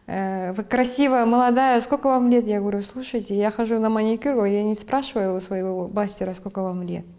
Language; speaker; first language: Russian; non-native, local second language; Kazakh